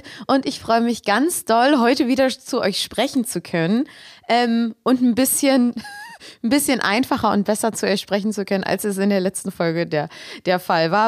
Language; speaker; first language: German; native; German